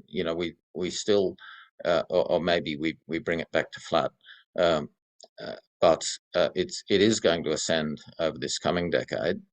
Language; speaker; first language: English; native; English